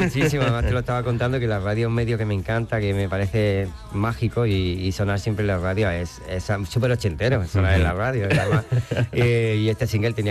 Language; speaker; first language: Spanish; native; Spanish